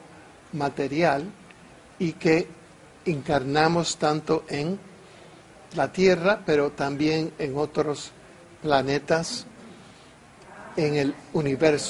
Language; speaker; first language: Spanish; non-native, fluent; English